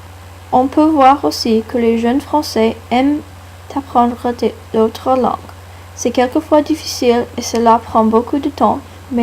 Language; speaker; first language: French; non-native, learner; English